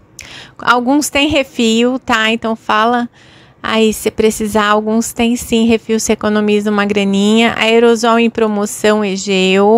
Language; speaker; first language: Portuguese; native; Portuguese